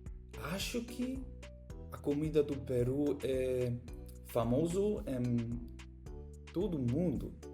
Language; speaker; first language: Portuguese; non-native, learner; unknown